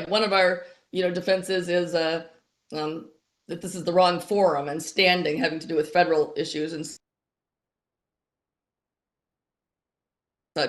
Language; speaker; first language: English; native; English